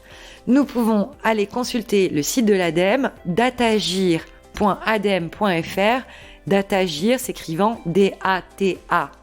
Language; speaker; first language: French; native; French